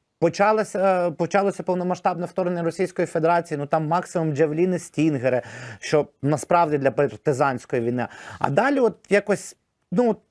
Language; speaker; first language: Ukrainian; native; Ukrainian